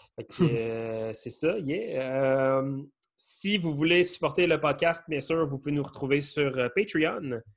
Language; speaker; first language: French; native; French